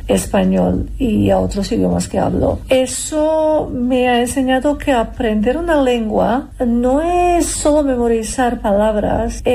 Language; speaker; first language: Spanish; non-native, fluent; Serbian